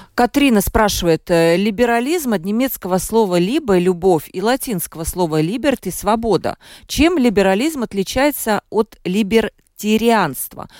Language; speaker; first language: Russian; native; Russian